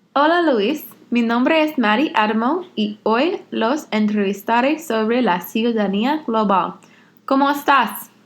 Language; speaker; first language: Spanish; non-native, learner; English